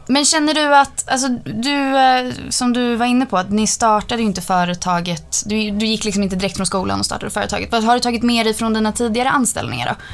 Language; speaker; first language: Swedish; native; Swedish